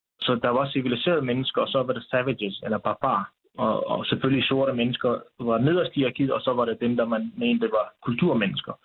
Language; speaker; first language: Danish; early bilingual, other home language; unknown